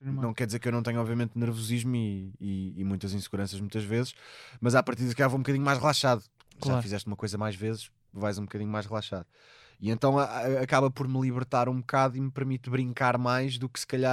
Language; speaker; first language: Portuguese; native; Portuguese